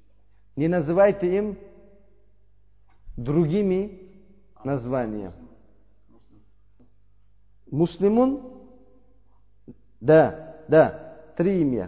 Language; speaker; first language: Russian; non-native, learner; Uzbek